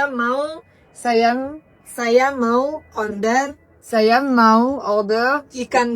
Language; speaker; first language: Indonesian; non-native, learner; English